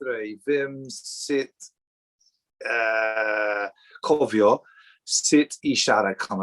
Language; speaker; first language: Welsh; non-native, learner; English